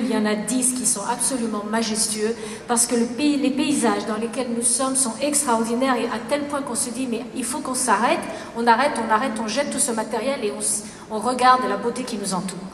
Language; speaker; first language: French; native; French